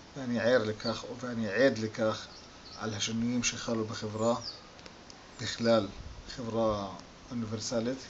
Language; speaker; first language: Hebrew; non-native, local second language; Arabic